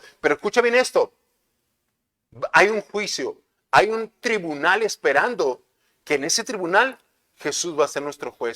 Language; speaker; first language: Spanish; native; Spanish